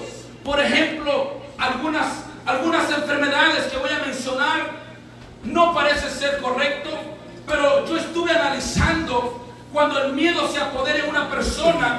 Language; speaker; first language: Spanish; native; Spanish